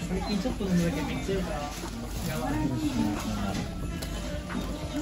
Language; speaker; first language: Japanese; native; Japanese